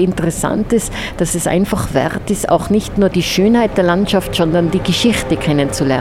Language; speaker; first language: German; native; German